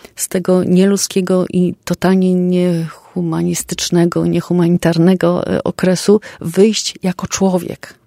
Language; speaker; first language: Polish; native; Polish